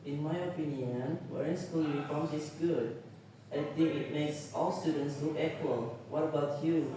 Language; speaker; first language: English; non-native, learner; Indonesian